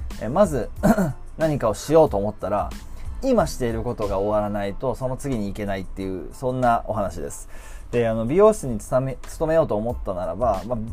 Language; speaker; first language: Japanese; native; Japanese